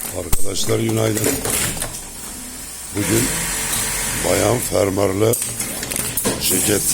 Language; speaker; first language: Turkish; native; Turkish